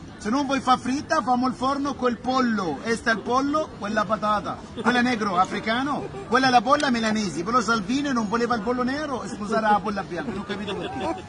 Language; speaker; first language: Italian; non-native, learner; Bambara